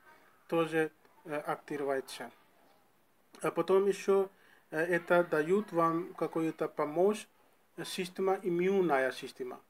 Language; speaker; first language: Russian; non-native, learner; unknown